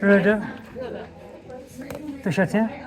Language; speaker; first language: Chinese; non-native, learner; English